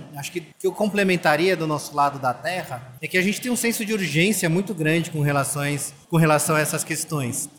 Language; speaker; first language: Portuguese; native; Portuguese